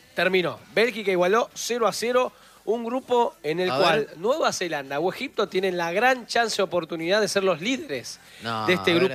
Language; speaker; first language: Spanish; native; Spanish